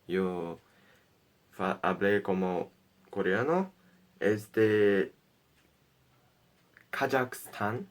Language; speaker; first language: Spanish; non-native, learner; Portuguese